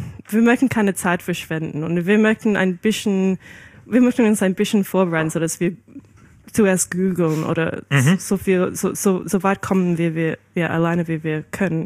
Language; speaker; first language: German; non-native, fluent; English